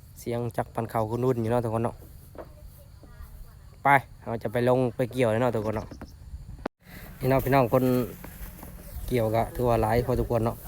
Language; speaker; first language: Thai; non-native, local second language; Lao